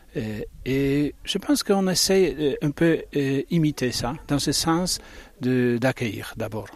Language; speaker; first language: French; non-native, fluent; Italian